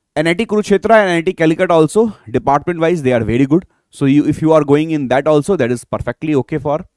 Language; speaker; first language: English; non-native, local second language; Hindi